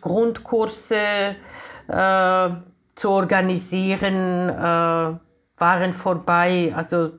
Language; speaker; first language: German; non-native, fluent; Georgian